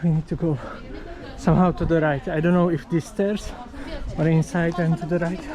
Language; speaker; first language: English; non-native, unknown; Slovak